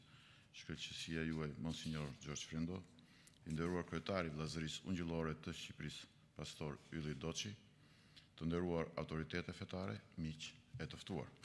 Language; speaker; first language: Albanian; native; Albanian